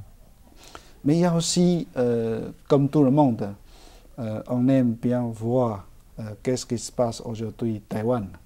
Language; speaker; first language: French; non-native, fluent; Chinese